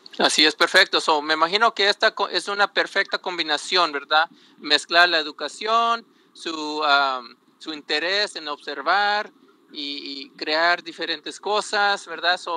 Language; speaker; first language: Spanish; early bilingual, heritage; Spanish